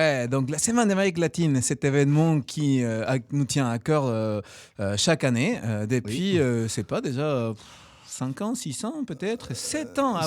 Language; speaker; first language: French; non-native, fluent; Spanish